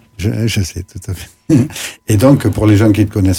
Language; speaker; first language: French; native; French